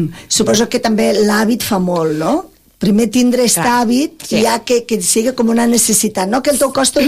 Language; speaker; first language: Catalan; native; Catalan